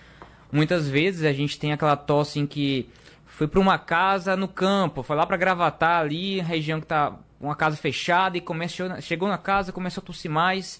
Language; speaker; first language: Portuguese; native; Portuguese